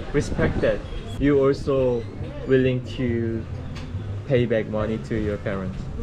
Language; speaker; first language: English; non-native, fluent; Korean